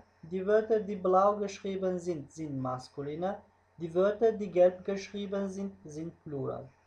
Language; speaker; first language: German; non-native, fluent; Uzbek